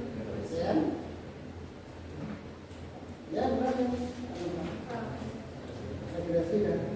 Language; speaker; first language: Indonesian; native; Indonesian